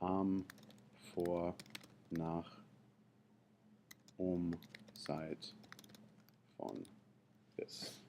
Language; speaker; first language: German; non-native, fluent; English